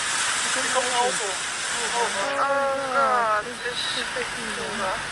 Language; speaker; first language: German; native; German